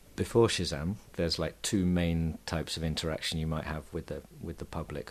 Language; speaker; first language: English; native; English